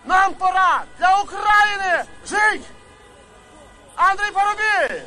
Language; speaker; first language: Ukrainian; native; Ukrainian